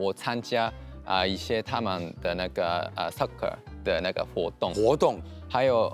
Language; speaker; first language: Chinese; non-native, fluent; Japanese